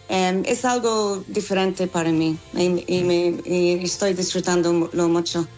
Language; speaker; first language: Spanish; non-native, fluent; English